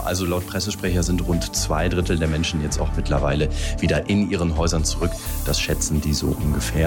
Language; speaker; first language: German; native; German